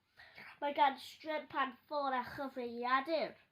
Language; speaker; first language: Welsh; non-native, local second language; English